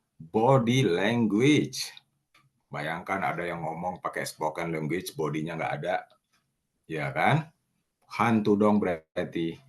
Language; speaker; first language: Indonesian; native; Indonesian